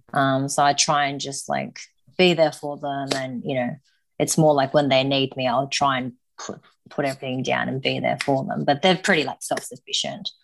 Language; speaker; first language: English; early bilingual, other home language; Japanese